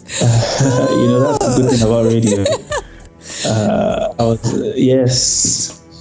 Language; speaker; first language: English; non-native, local second language; Yoruba